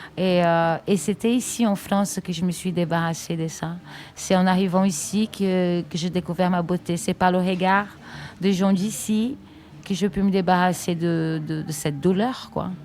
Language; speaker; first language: French; non-native, fluent; Portuguese